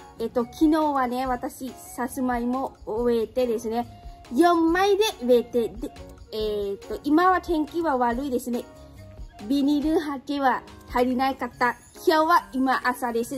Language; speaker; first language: Japanese; non-native, learner; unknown